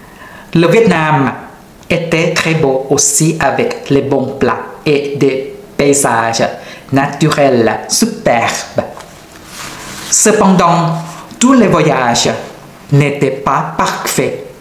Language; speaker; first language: French; non-native, learner; Thai